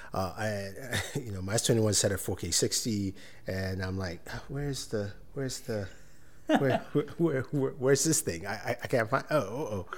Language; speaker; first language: English; non-native, local second language; Yoruba